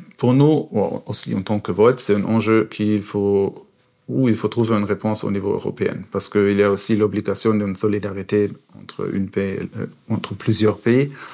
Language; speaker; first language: French; non-native, fluent; German